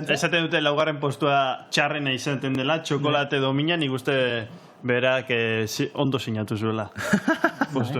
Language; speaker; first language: Basque; native; Basque